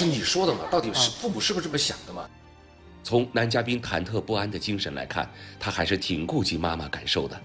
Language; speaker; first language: Chinese; native; Chinese